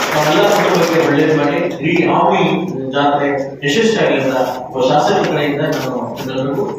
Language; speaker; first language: Kannada; native; Kannada